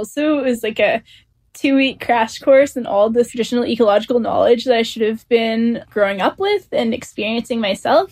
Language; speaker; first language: English; native; English